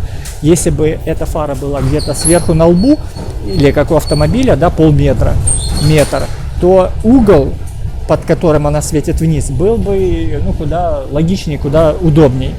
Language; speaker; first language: Russian; native; Russian